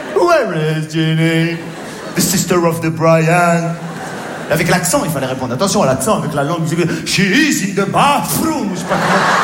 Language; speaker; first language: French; native; French